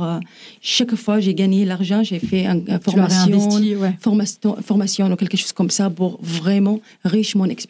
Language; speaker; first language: French; non-native, learner; Arabic